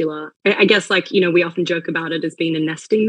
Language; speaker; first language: English; native; English